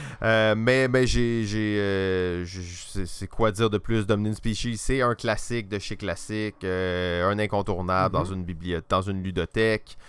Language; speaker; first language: French; native; French